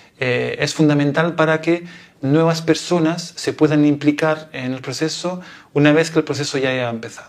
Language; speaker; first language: Spanish; non-native, fluent; Italian